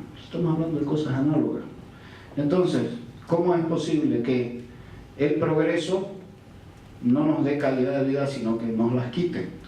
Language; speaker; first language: Spanish; native; Spanish